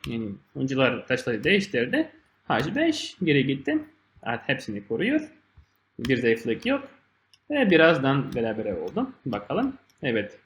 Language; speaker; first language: Turkish; non-native, fluent; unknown